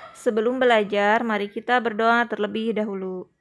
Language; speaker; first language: Indonesian; native; Indonesian